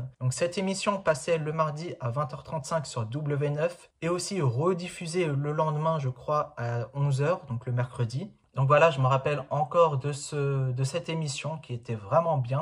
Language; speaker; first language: French; native; French